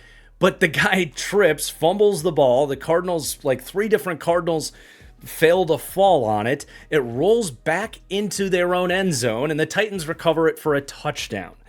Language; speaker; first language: English; native; English